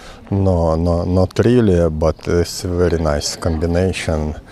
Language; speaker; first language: English; non-native, learner; Russian